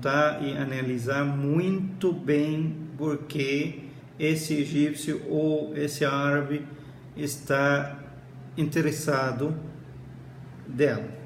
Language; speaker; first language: Portuguese; non-native, fluent; Arabic